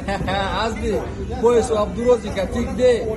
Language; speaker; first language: Russian; non-native, local second language; Tajik